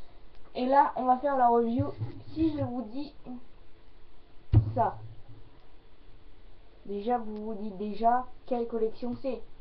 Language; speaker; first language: French; native; French